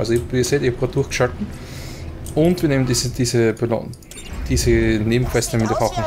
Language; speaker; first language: German; native; German